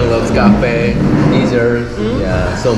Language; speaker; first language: English; non-native, learner; Korean